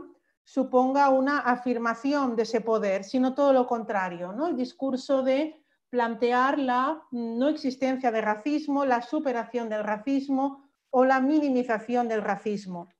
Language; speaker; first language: Spanish; native; Spanish